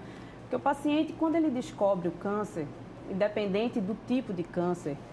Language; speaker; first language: Portuguese; native; Portuguese